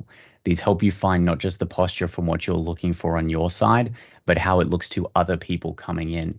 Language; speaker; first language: English; native; English